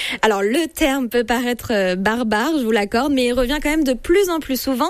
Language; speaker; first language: French; native; French